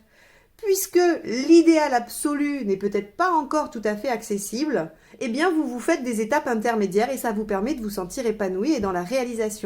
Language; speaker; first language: French; native; French